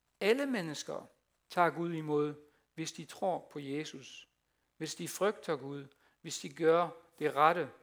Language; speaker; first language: Danish; non-native, fluent; Dutch